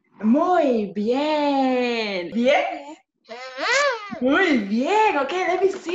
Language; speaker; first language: Spanish; non-native, fluent; English